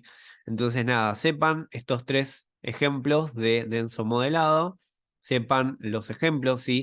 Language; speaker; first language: Spanish; native; Spanish